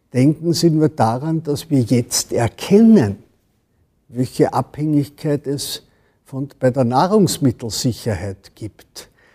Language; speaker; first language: German; native; German